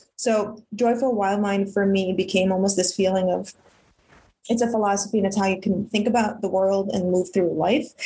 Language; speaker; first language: English; early bilingual, other home language; Russian